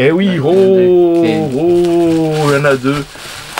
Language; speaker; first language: French; native; French